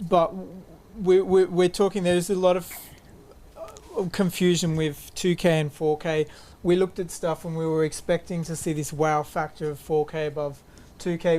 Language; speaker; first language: English; native; English